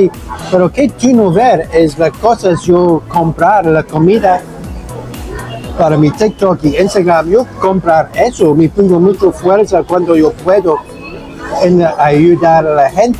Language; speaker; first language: Spanish; non-native, learner; English